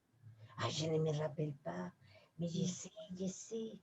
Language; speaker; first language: French; non-native, learner; Spanish